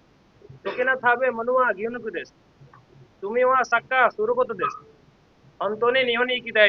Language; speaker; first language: Japanese; non-native, learner; Bangla